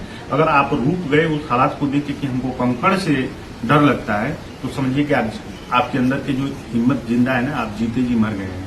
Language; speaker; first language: Hindi; native; Hindi